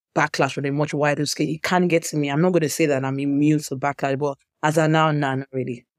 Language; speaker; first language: English; non-native, local second language; Yoruba